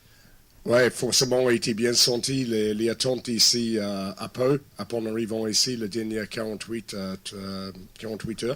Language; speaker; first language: French; non-native, fluent; English